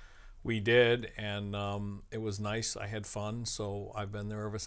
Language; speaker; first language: English; native; English